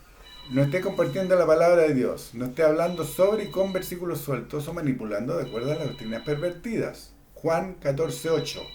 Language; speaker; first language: Spanish; native; Spanish